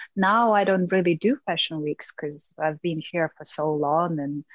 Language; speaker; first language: English; non-native, fluent; Russian